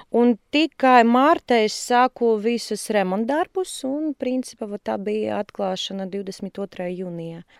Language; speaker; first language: Latvian; non-native, local second language; Russian